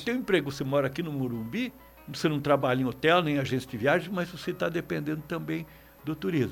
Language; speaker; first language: Portuguese; native; Portuguese